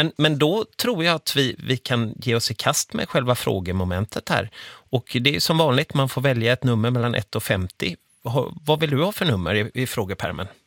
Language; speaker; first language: Swedish; native; Swedish